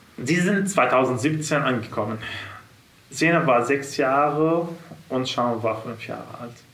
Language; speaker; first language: German; non-native, fluent; Arabic